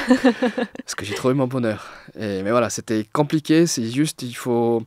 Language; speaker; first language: French; non-native, fluent; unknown